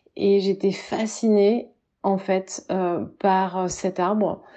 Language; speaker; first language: French; native; French